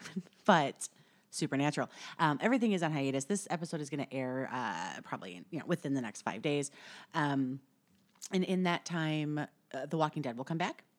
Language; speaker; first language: English; native; English